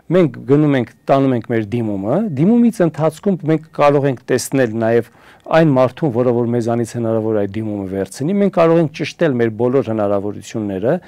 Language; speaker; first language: Armenian; early bilingual, heritage; Armenian